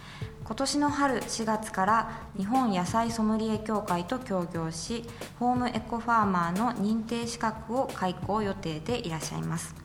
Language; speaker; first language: Japanese; native; Japanese